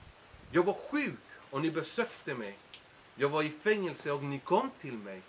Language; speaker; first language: Swedish; non-native, fluent; Spanish